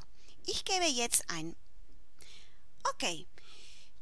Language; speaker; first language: German; non-native, fluent; Spanish